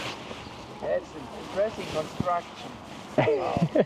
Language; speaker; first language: English; non-native, learner; Norwegian